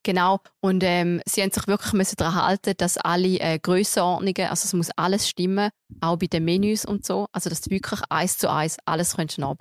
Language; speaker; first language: German; native; German